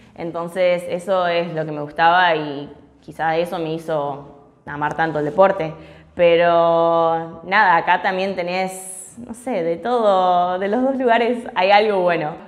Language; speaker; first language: Spanish; early bilingual, other home language; English